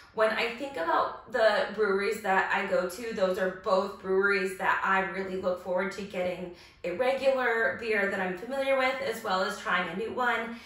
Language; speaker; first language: English; native; English